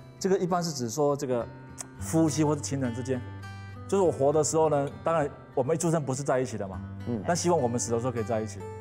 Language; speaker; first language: Chinese; native; Chinese